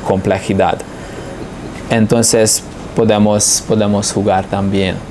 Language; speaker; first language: Spanish; non-native, fluent; Hungarian